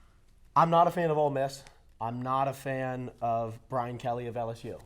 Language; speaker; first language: English; native; English